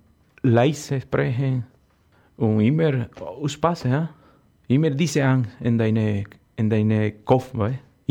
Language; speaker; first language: German; non-native, learner; Spanish